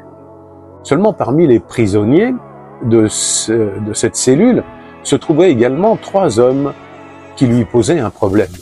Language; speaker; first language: French; native; French